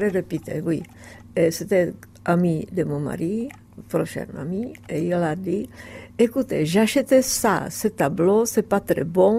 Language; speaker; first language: French; non-native, fluent; Czech